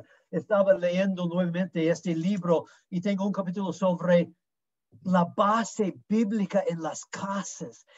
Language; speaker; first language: Spanish; non-native, fluent; English